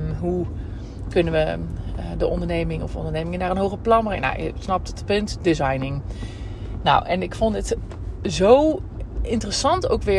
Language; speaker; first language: Dutch; native; Dutch